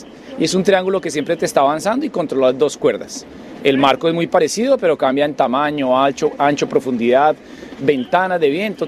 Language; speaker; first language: Spanish; native; Spanish